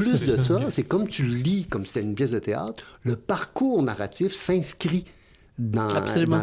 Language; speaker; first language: French; native; French